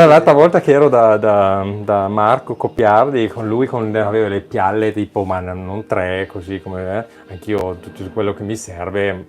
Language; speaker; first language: Italian; non-native, fluent; German